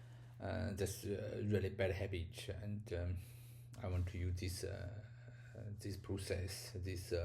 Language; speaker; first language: English; non-native, learner; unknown